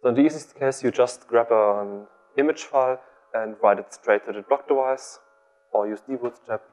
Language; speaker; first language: English; non-native, fluent; German